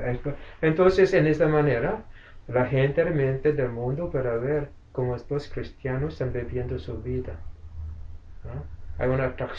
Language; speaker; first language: Spanish; non-native, fluent; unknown